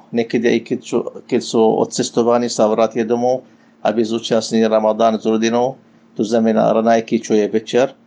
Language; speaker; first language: Slovak; non-native, learner; Arabic